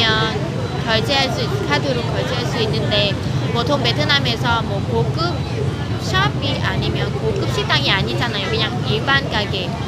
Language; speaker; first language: Korean; non-native, fluent; Vietnamese